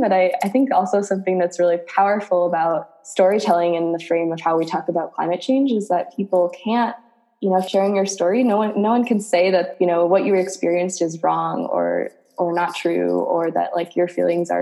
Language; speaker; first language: English; native; English